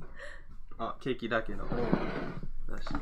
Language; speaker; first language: Japanese; non-native, learner; English